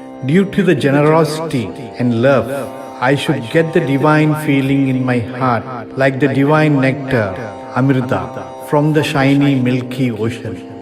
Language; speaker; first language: English; non-native, local second language; Tamil